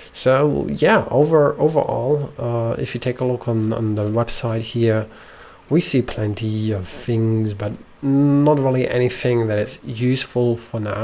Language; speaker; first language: English; non-native, fluent; German